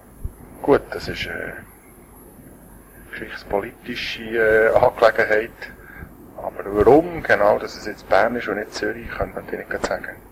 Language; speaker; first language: German; native; German